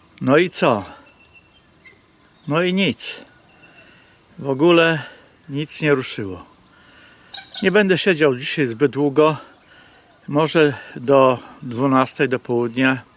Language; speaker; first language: Polish; native; Polish